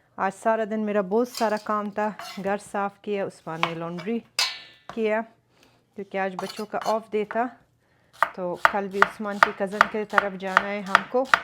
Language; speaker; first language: Urdu; early bilingual, other home language; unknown